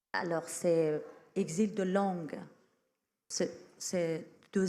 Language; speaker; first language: French; non-native, fluent; Persian